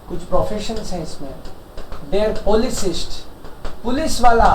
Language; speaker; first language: Hindi; native; Hindi